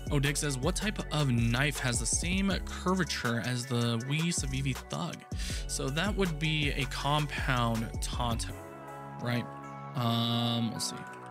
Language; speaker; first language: English; native; English